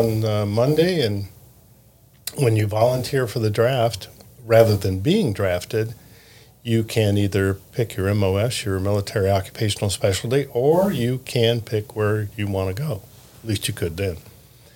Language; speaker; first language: English; native; English